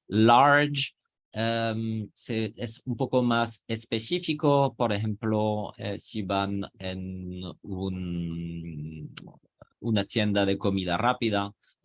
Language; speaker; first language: Spanish; non-native, fluent; French